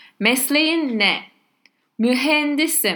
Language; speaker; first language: Turkish; non-native, learner; Spanish